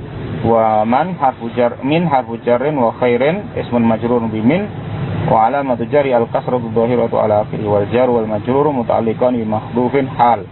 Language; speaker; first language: Arabic; non-native, fluent; Indonesian